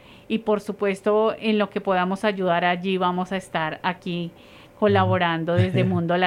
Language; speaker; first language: Spanish; native; Spanish